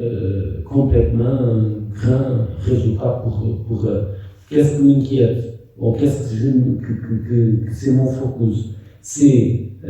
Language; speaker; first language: French; non-native, fluent; Portuguese